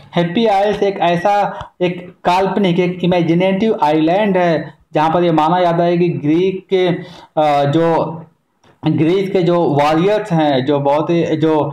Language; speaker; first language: Hindi; native; Hindi